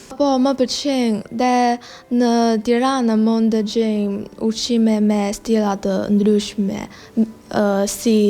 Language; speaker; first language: Albanian; non-native, learner; Chinese